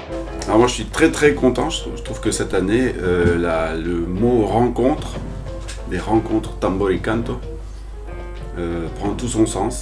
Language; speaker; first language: French; native; French